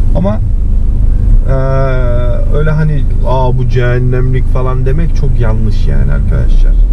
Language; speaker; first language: Turkish; native; Turkish